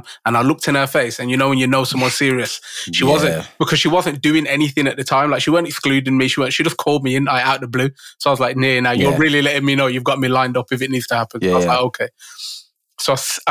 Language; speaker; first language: English; native; English